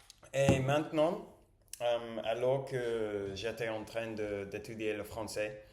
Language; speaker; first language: French; non-native, learner; English